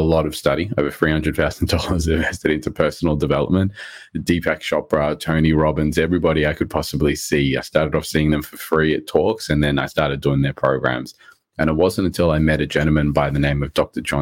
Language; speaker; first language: English; early bilingual, other home language; Morisyen